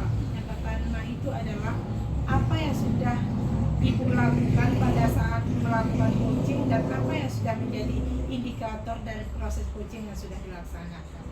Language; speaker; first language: Indonesian; native; Indonesian